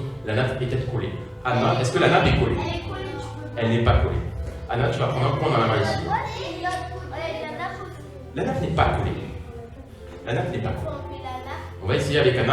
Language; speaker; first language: French; native; French